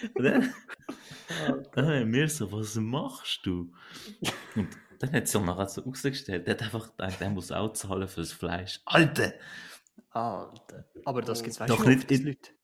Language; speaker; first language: German; native; German